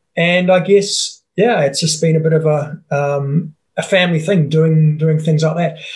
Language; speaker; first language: English; native; English